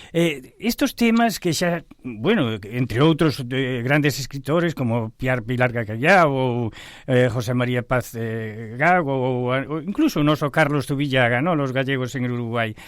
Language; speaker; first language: Galician; early bilingual, heritage; Spanish